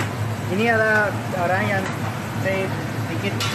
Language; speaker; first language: Indonesian; non-native, learner; Spanish